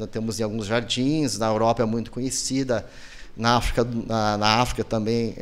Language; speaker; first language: Portuguese; native; Portuguese